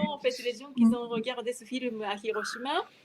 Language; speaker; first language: French; non-native, fluent; Japanese